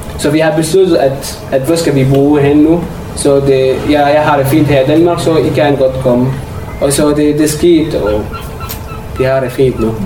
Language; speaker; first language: Danish; non-native, fluent; Arabic